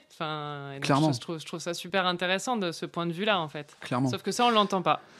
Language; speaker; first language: French; native; French